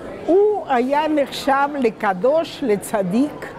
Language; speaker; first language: Hebrew; non-native, local second language; Spanish